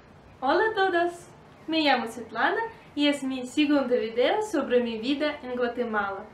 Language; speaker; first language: Spanish; non-native, learner; Russian